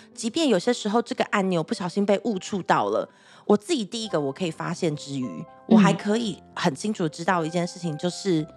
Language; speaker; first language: Chinese; native; Chinese